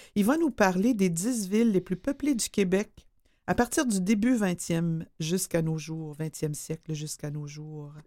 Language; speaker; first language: French; native; French